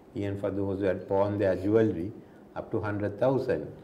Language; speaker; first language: English; non-native, local second language; Sinhala